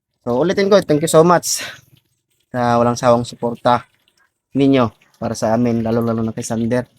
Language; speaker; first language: Filipino; non-native, local second language; Cebuano